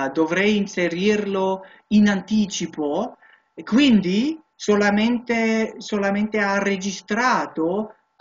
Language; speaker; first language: Italian; non-native, learner; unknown